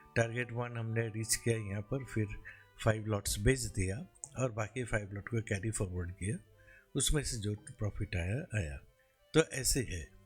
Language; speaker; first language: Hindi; non-native, local second language; Bangla